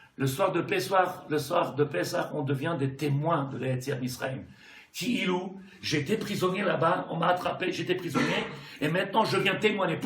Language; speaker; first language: French; native; French